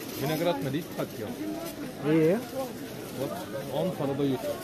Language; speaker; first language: Russian; non-native, learner; Turkish